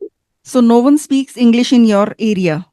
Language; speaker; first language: English; non-native, fluent; Hindi